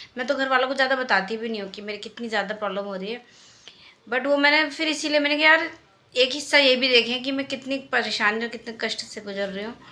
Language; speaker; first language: Hindi; native; Hindi